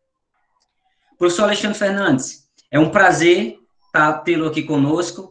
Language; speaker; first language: Portuguese; native; Portuguese